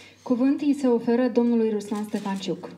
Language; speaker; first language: Romanian; native; Romanian